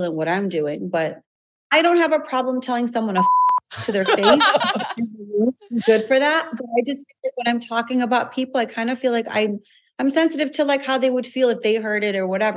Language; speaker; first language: English; native; English